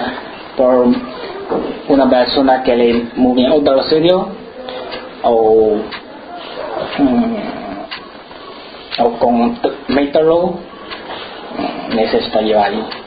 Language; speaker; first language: Spanish; non-native, learner; Chinese